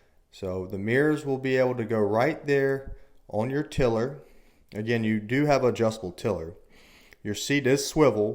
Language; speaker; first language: English; native; English